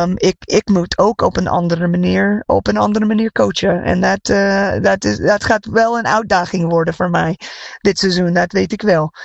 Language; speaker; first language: Dutch; non-native, fluent; English